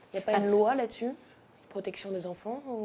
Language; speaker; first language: French; native; French